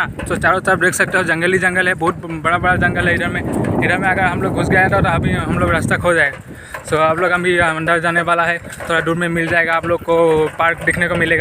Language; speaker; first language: Hindi; non-native, local second language; Assamese